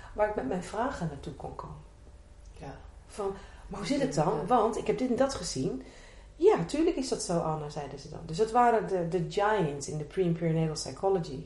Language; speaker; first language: Dutch; native; Dutch